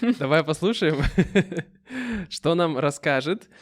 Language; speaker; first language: Russian; native; Russian